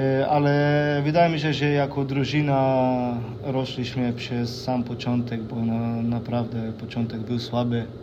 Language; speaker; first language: Polish; non-native, fluent; Slovenian